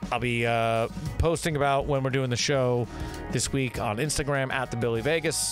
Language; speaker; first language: English; native; English